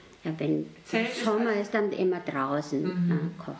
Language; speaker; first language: German; non-native, learner; Mongolian